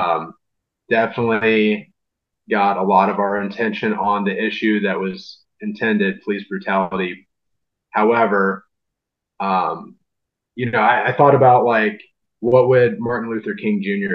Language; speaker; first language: English; native; English